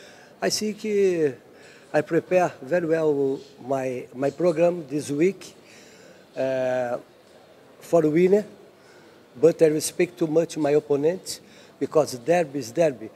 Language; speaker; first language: English; non-native, learner; Portuguese